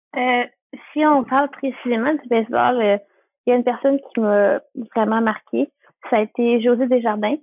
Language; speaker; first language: French; native; French